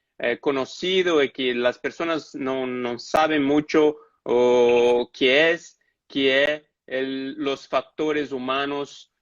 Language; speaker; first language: Spanish; non-native, fluent; Portuguese